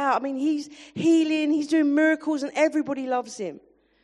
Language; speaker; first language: English; native; English